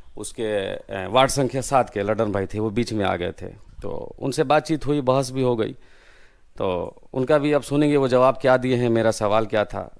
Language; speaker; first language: Hindi; native; Hindi